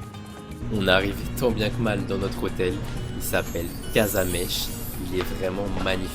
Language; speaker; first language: French; native; French